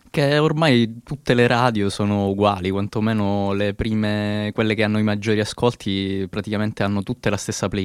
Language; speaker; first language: Italian; native; Italian